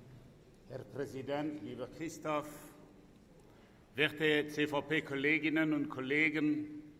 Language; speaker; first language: German; non-native, local second language; French